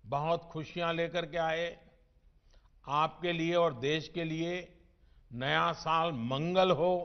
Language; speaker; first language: Hindi; non-native, local second language; Gujarati